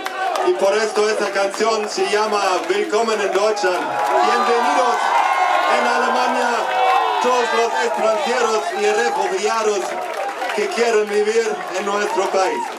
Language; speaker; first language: Spanish; non-native, learner; German